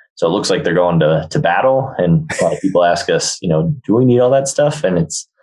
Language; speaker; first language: English; native; English